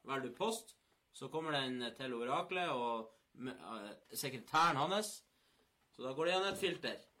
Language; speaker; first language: Norwegian; native; Norwegian